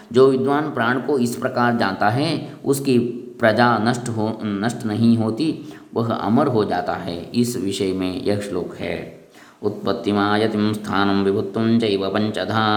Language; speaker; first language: Hindi; non-native, local second language; Kannada